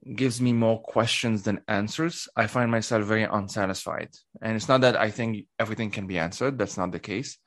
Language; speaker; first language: English; non-native, fluent; Arabic